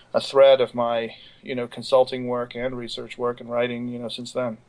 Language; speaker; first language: English; native; English